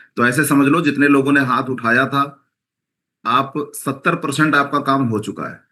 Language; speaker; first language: Hindi; native; Hindi